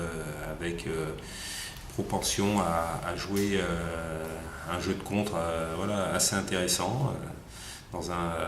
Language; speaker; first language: French; native; French